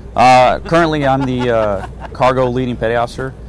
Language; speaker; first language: English; native; English